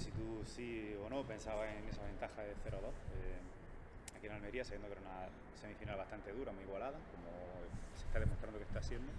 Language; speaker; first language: Spanish; native; Spanish